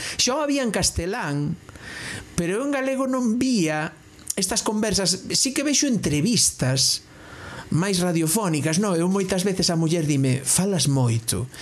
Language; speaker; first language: Galician; non-native, local second language; Spanish